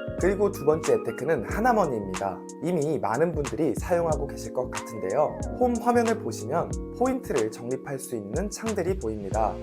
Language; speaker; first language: Korean; native; Korean